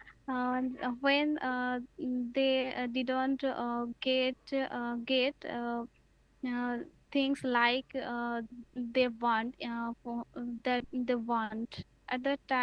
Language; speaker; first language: English; non-native, learner; Bangla